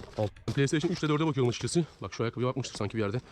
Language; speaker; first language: Turkish; native; Turkish